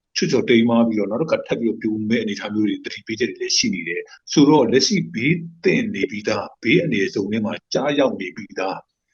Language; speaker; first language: Burmese; native; Burmese